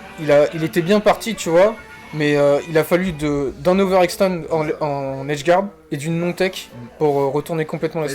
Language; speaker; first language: French; native; French